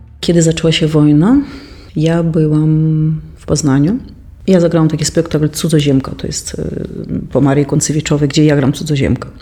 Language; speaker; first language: Polish; non-native, fluent; Russian